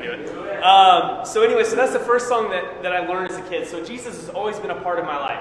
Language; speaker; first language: English; native; English